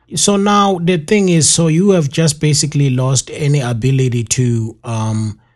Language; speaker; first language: English; non-native, local second language; Zulu